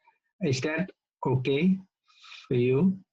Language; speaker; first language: English; non-native, local second language; Indonesian